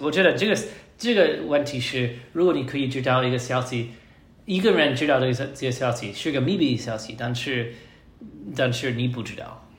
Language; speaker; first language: Chinese; non-native, learner; English